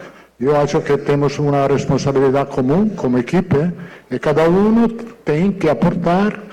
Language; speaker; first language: Portuguese; non-native, fluent; Italian